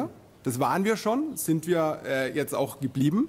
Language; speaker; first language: German; native; German